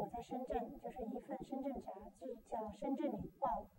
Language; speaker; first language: Chinese; native; Chinese